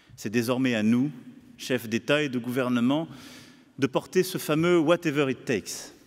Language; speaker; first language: French; native; French